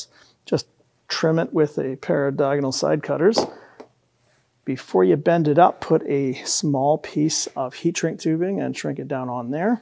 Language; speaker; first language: English; native; English